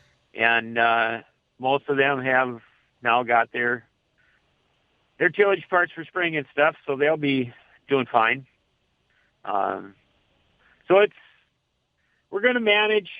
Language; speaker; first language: English; native; English